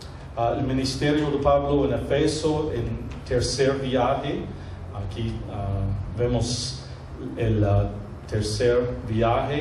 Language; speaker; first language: Spanish; non-native, fluent; English